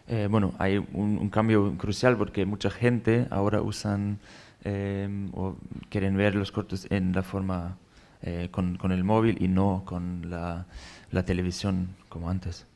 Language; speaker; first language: Spanish; non-native, fluent; German